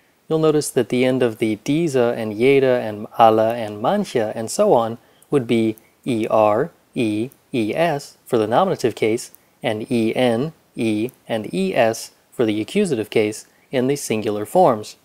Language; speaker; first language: English; native; English